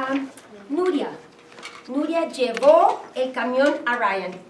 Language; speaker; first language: Spanish; non-native, fluent; English